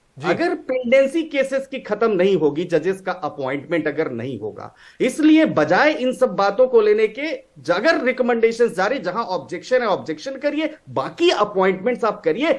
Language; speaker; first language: Hindi; native; Hindi